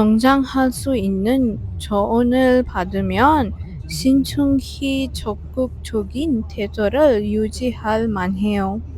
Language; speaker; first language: Korean; non-native, fluent; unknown